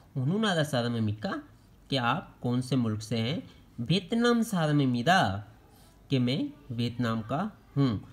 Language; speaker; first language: Urdu; native; Urdu